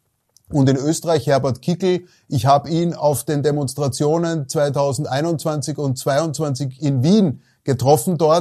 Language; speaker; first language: German; native; German